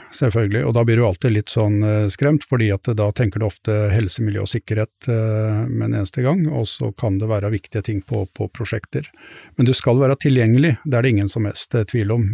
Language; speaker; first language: Norwegian; native; Norwegian